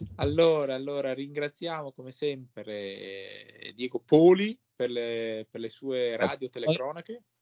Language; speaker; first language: Italian; native; Italian